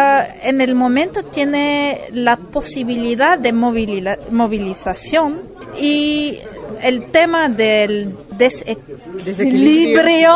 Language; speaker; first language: Spanish; non-native, fluent; German